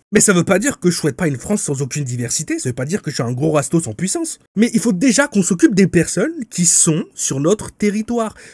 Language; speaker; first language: French; native; French